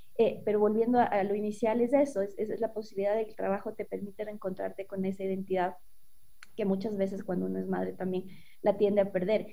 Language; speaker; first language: Spanish; native; Spanish